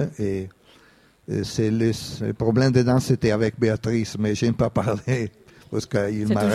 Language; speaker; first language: French; non-native, fluent; Italian